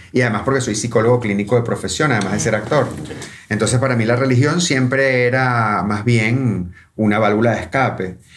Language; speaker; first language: Spanish; native; Spanish